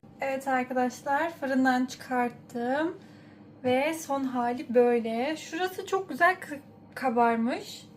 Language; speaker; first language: Turkish; early bilingual, heritage; Turkish